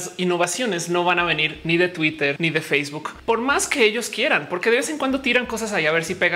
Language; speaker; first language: Spanish; native; Spanish